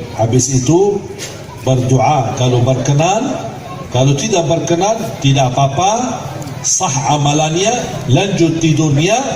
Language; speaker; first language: Malay; non-native, fluent; Arabic